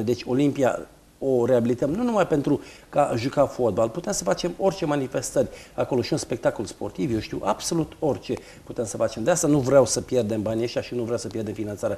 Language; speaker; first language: Romanian; native; Romanian